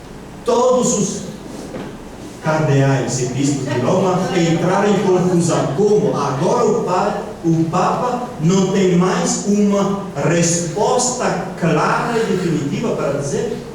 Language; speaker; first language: Portuguese; non-native, fluent; Italian